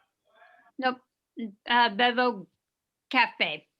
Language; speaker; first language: Italian; non-native, learner; English